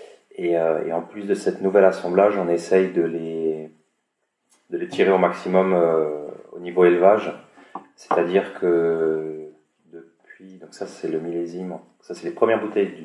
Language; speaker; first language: French; native; French